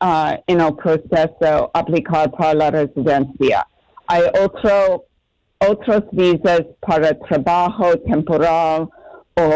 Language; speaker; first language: Spanish; non-native, learner; English